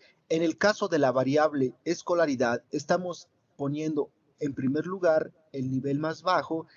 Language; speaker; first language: Spanish; native; Spanish